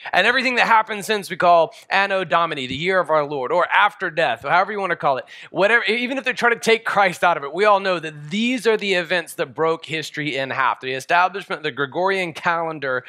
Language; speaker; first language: English; native; English